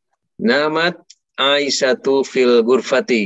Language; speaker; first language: Arabic; non-native, learner; Indonesian